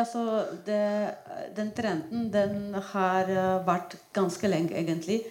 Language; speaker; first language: Norwegian; non-native, fluent; Polish